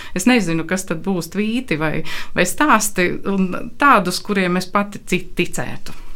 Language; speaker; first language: Latvian; native; Latvian